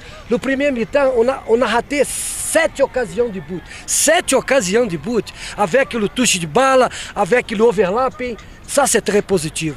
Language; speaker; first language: French; non-native, fluent; Portuguese